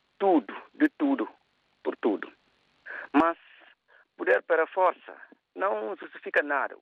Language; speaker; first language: Portuguese; non-native, local second language; Upper Guinea Crioulo